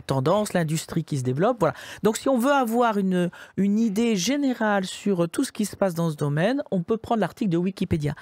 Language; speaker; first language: French; native; French